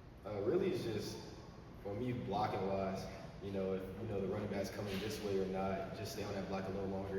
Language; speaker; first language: English; native; English